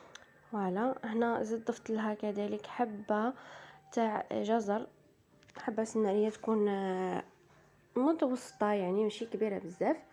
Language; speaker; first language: Arabic; native; Arabic